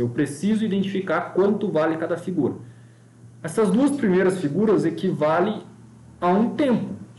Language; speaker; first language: Portuguese; native; Portuguese